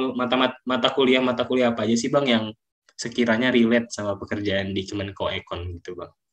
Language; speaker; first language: Indonesian; native; Indonesian